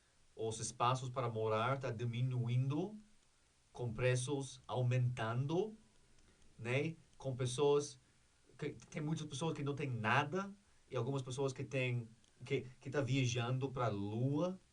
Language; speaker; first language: Portuguese; non-native, learner; English